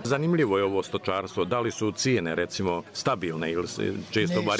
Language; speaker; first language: Serbian; native; Serbian